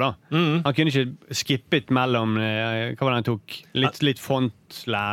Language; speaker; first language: Norwegian; native; Norwegian